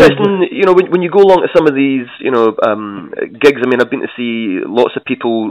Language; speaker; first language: English; native; English